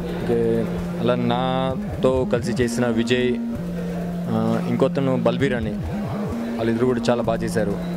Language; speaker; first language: Telugu; non-native, learner; Hindi